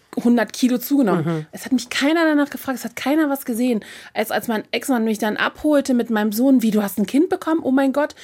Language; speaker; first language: German; native; German